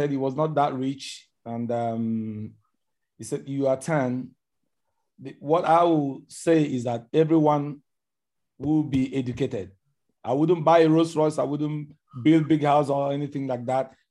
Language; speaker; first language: English; non-native, local second language; Igbo